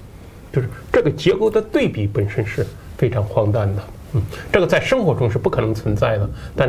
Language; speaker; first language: Chinese; native; Chinese